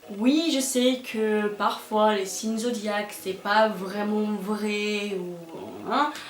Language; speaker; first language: French; non-native, fluent; English